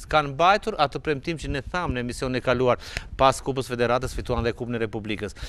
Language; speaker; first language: Albanian; native; Albanian